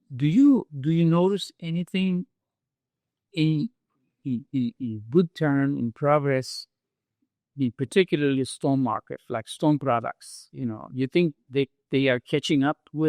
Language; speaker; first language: English; non-native, fluent; Turkish